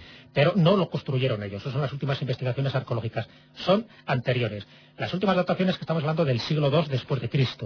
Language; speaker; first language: Spanish; native; Spanish